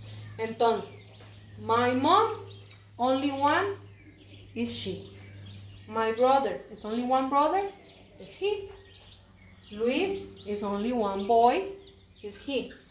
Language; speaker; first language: English; non-native, fluent; Spanish